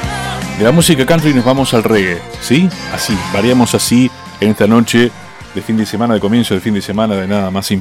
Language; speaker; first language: Spanish; native; Spanish